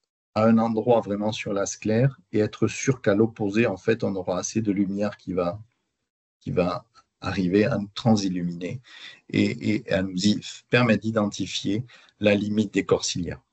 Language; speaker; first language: French; native; French